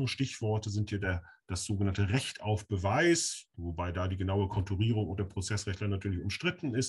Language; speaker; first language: German; native; German